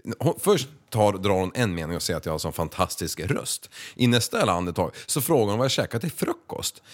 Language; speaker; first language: Swedish; native; Swedish